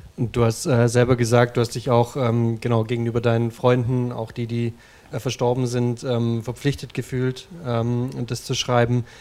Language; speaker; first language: German; native; German